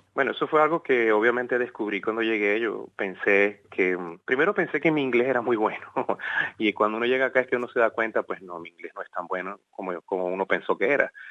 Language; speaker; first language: Spanish; native; Spanish